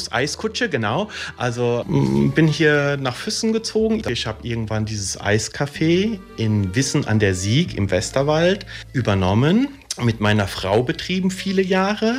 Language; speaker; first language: German; early bilingual, other home language; Italian